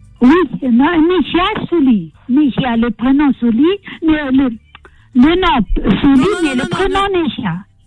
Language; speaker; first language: French; non-native, learner; Arabic